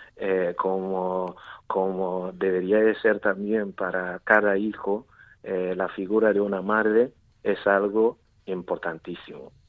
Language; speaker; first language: Spanish; non-native, fluent; Igbo